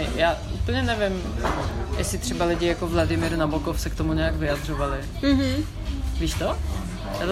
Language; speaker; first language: Czech; early bilingual, heritage; Czech